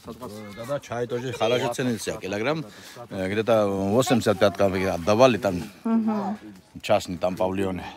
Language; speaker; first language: Russian; non-native, learner; Georgian